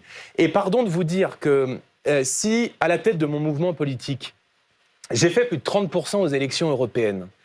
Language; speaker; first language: French; native; French